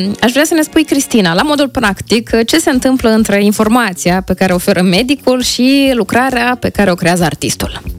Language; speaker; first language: Romanian; native; Romanian